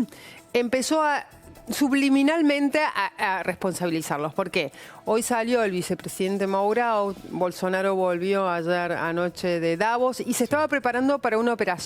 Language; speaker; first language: Spanish; native; Spanish